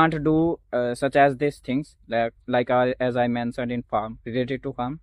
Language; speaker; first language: English; non-native, learner; Hindi